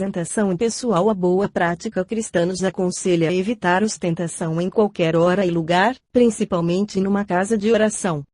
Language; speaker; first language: Portuguese; native; Portuguese